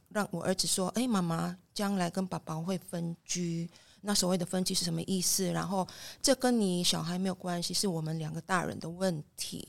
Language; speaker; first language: Chinese; non-native, fluent; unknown